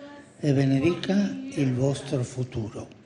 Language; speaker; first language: Italian; non-native, fluent; Spanish